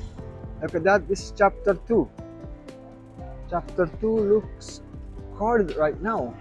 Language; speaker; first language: English; non-native, learner; Indonesian